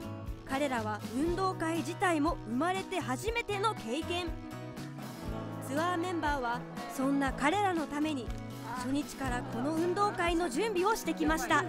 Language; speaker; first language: Japanese; native; Japanese